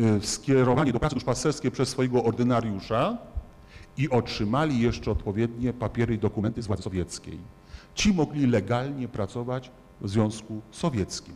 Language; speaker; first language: Polish; native; Polish